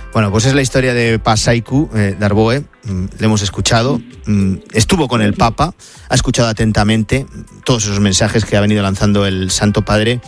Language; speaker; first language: Spanish; native; Spanish